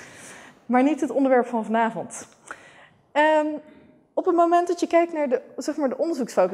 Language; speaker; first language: Dutch; native; Dutch